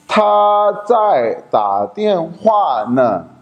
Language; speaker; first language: Chinese; non-native, fluent; Urdu